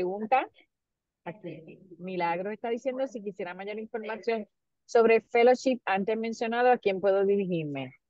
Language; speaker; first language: Spanish; native; Spanish